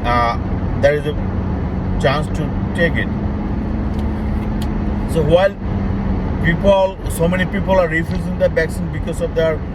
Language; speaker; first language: English; non-native, local second language; Bangla